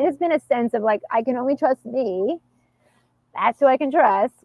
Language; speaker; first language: English; native; English